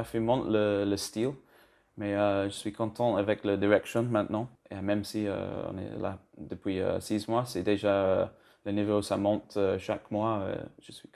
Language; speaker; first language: French; non-native, learner; English